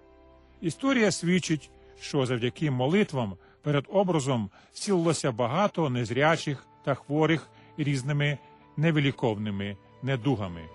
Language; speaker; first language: Ukrainian; native; Ukrainian